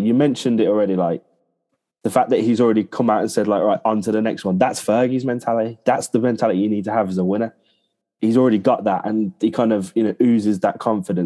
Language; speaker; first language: English; native; English